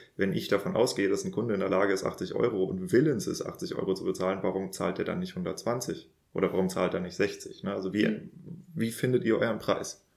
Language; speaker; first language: German; native; German